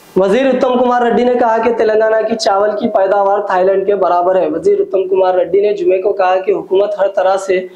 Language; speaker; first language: Urdu; native; Urdu